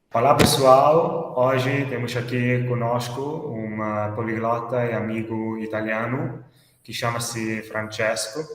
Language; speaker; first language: Portuguese; non-native, fluent; Italian